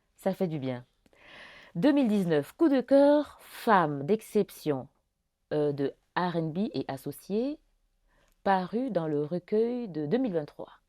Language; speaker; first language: French; non-native, local second language; Bambara